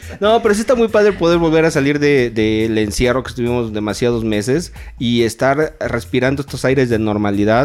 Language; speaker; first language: Spanish; native; Spanish